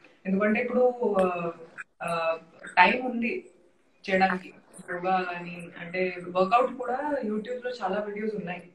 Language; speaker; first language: Telugu; non-native, fluent; Hindi